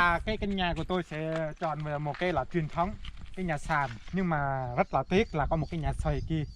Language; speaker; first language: Vietnamese; non-native, local second language; Jarai